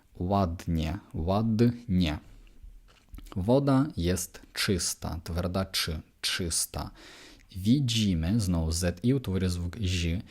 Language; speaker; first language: Polish; non-native, fluent; Ukrainian